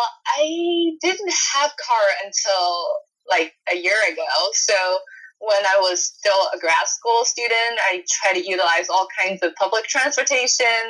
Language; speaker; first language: English; non-native, fluent; Chinese